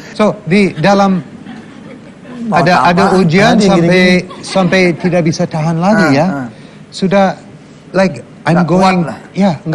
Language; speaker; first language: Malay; non-native, fluent; English